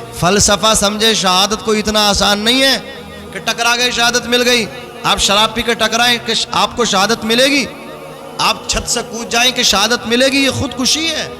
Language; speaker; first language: Urdu; native; Urdu